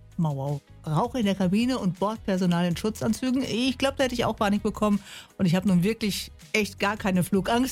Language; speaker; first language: German; native; German